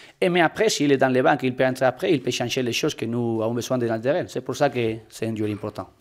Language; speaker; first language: French; non-native, learner; Spanish